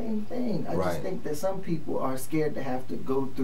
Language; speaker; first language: English; native; English